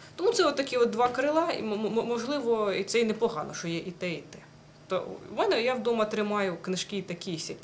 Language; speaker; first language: Ukrainian; native; Ukrainian